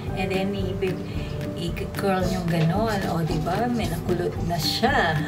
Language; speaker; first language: Filipino; non-native, local second language; Pampanga